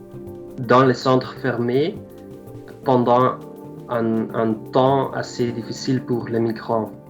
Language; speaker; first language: French; non-native, local second language; Dutch